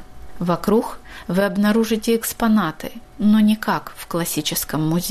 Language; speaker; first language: Russian; native; Russian